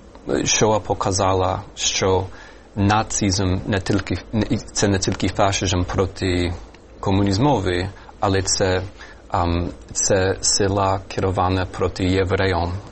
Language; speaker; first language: Ukrainian; non-native, fluent; English